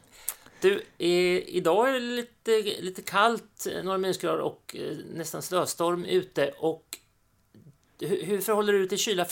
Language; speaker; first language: Swedish; native; Swedish